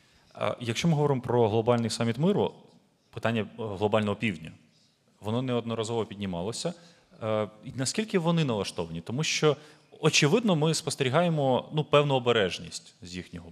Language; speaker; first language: Ukrainian; native; Ukrainian